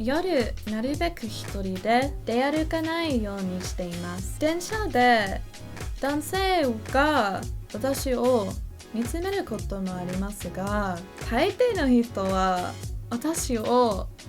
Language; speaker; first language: Japanese; non-native, learner; English